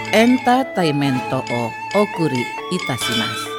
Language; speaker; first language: Japanese; non-native, learner; Indonesian